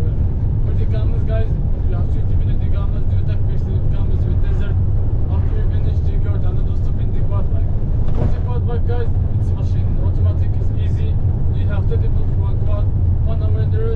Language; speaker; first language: English; non-native, learner; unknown